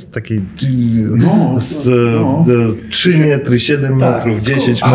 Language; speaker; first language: Polish; non-native, fluent; Russian